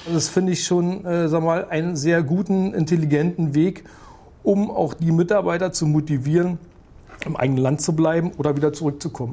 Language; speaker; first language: German; native; German